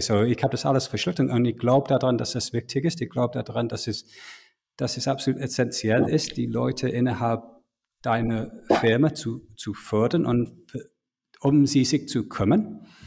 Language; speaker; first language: German; non-native, fluent; English